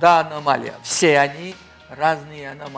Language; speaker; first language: Russian; non-native, fluent; Georgian